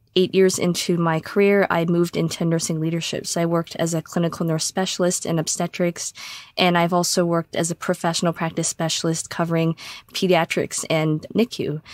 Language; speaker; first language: English; native; English